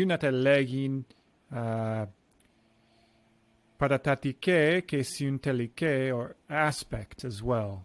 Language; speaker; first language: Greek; non-native, learner; English